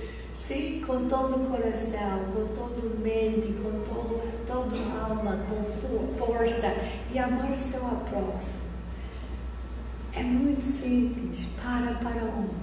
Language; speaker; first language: Portuguese; non-native, fluent; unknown